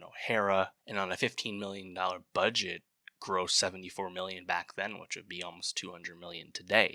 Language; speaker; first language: English; native; English